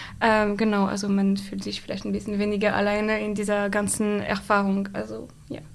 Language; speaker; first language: German; non-native, fluent; French